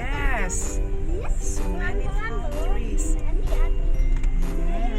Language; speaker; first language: English; non-native, learner; Indonesian